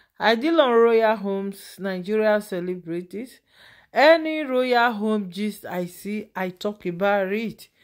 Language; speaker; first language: Nigerian Pidgin; non-native, local second language; Yoruba